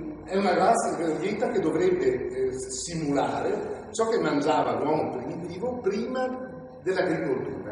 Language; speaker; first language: Italian; native; Italian